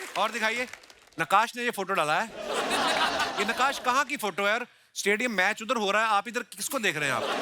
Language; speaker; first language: Hindi; non-native, local second language; Punjabi